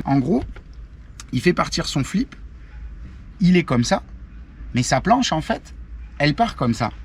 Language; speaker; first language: French; native; French